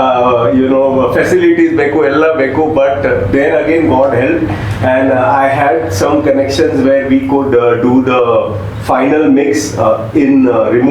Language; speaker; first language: Kannada; non-native, learner; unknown